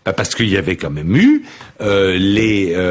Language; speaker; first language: French; native; French